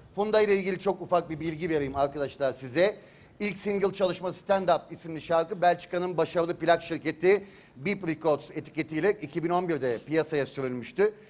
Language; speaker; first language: Turkish; native; Turkish